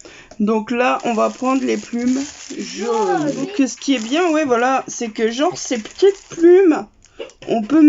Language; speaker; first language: French; native; French